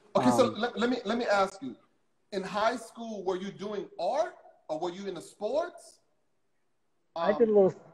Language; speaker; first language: English; native; English